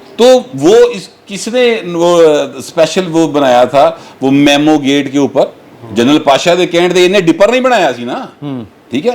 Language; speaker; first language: Urdu; non-native, local second language; Punjabi